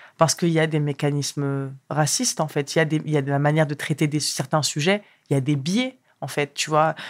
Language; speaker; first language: French; early bilingual, other home language; Arabic